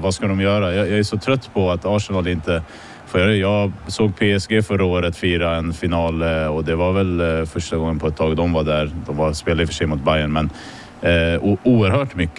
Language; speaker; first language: Swedish; native; Swedish